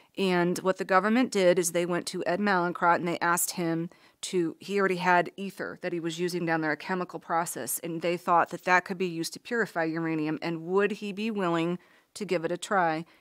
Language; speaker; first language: English; native; English